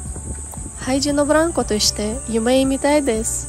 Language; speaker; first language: Japanese; non-native, fluent; Ukrainian